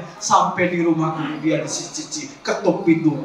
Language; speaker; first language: Indonesian; native; Indonesian